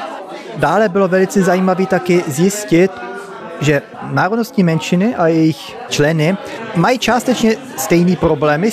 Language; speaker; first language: Czech; early bilingual, heritage; Czech